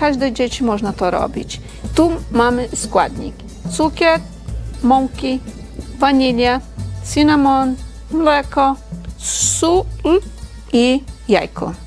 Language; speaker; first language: Polish; non-native, learner; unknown